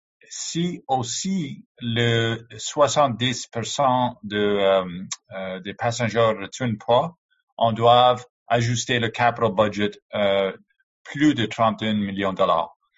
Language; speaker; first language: French; non-native, learner; English